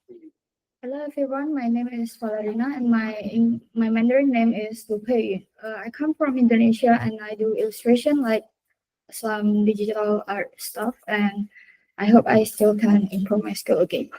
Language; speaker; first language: English; non-native, learner; Indonesian